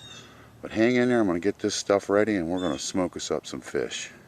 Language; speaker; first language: English; native; English